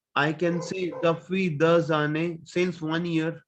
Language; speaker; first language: French; non-native, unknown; Hindi